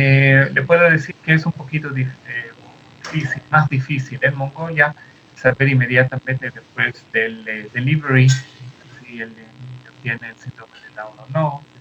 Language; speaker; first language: Spanish; non-native, fluent; Hebrew